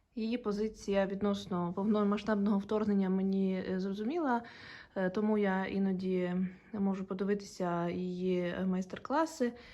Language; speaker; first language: Ukrainian; non-native, local second language; Russian